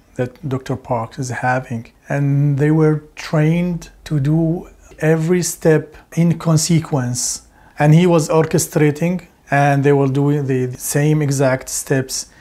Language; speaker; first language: English; non-native, fluent; Arabic